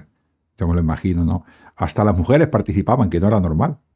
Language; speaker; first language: Spanish; native; Spanish